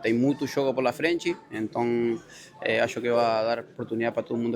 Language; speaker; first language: Portuguese; non-native, learner; Spanish